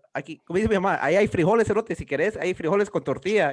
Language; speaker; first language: Spanish; early bilingual, heritage; Spanish